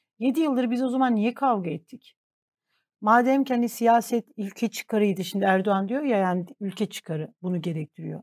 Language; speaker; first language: Turkish; native; Turkish